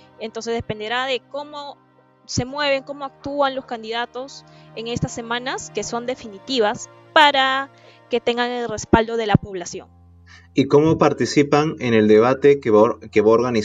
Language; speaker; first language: Spanish; native; Spanish